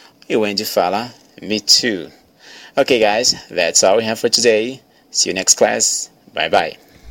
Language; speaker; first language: English; non-native, fluent; Portuguese